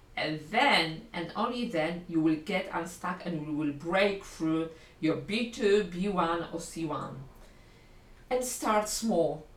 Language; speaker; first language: English; non-native, fluent; Polish